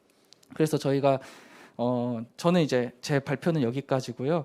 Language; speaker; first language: Korean; native; Korean